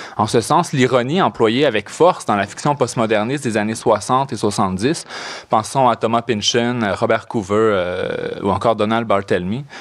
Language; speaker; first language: French; native; French